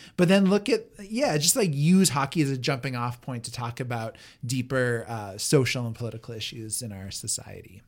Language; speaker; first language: English; native; English